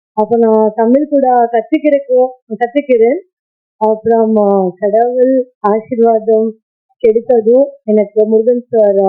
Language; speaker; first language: Tamil; non-native, learner; Kannada